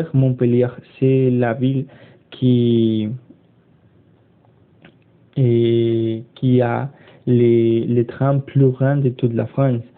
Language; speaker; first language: French; non-native, learner; Spanish